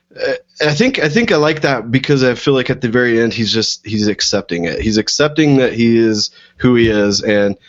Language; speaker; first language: English; native; English